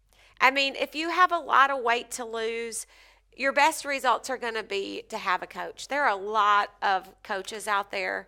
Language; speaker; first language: English; native; English